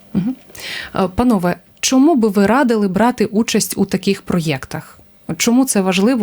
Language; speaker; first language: Ukrainian; native; Ukrainian